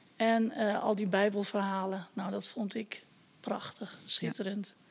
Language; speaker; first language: Dutch; native; Dutch